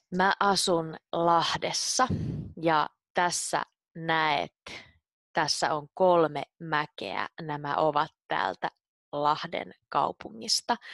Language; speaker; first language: Finnish; native; Finnish